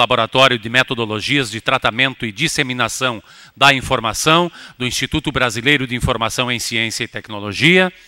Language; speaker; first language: Portuguese; native; Portuguese